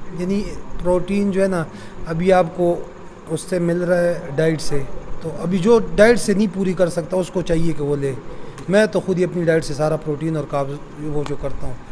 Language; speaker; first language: Urdu; non-native, local second language; Pashto